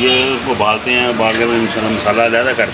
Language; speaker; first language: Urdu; non-native, local second language; Punjabi